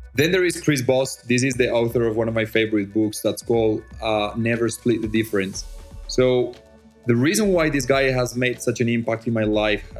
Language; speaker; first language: English; non-native, fluent; Spanish